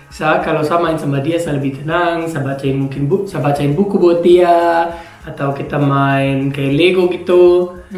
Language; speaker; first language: Indonesian; non-native, fluent; German